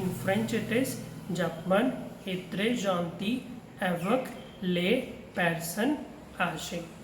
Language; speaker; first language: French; non-native, learner; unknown